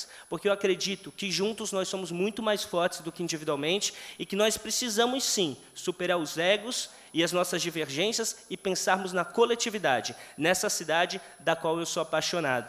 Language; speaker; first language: Portuguese; native; Portuguese